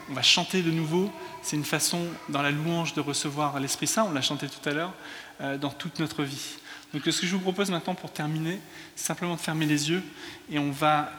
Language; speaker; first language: French; early bilingual, other home language; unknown